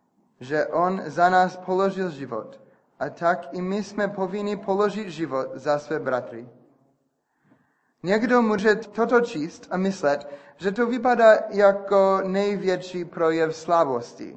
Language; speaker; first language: Czech; non-native, fluent; English